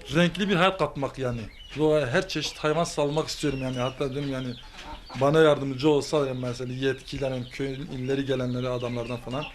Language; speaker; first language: Turkish; native; Turkish